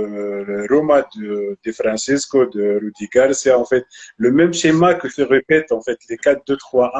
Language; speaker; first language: French; non-native, local second language; Arabic